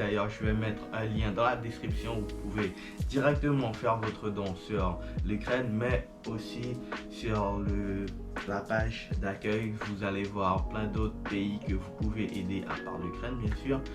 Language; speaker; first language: French; non-native, fluent; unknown